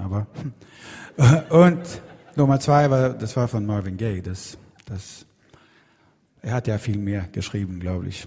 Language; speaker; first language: German; non-native, learner; Swedish